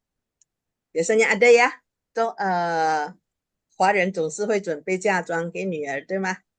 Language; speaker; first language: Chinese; early bilingual, heritage; Chinese